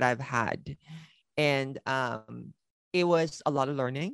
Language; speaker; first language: English; non-native, local second language; Filipino